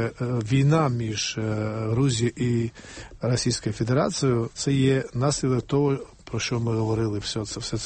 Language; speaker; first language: Ukrainian; non-native, fluent; Georgian